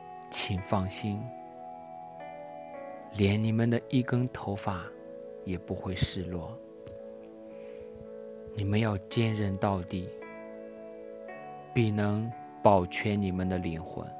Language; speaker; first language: Chinese; native; Chinese